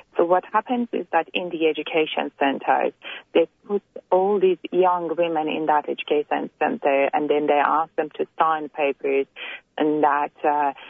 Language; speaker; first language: English; non-native, fluent; Persian